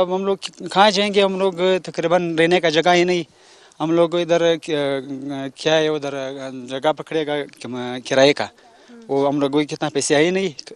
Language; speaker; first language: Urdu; non-native, local second language; Pashto